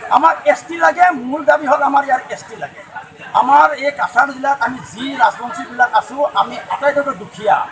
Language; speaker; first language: Assamese; non-native, local second language; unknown